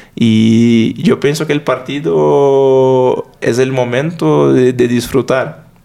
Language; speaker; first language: Spanish; non-native, fluent; Portuguese